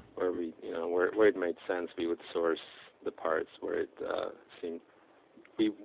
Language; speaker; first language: English; non-native, fluent; Czech